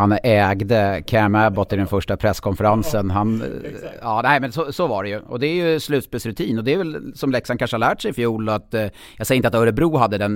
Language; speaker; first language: Swedish; native; Swedish